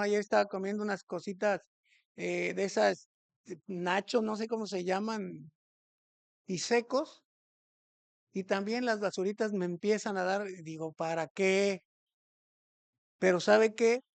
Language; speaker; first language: Spanish; native; Spanish